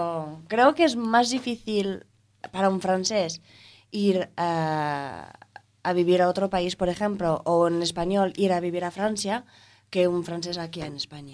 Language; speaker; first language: Spanish; non-native, fluent; French